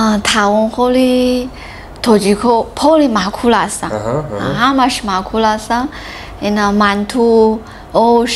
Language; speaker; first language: Persian; non-native, learner; Chinese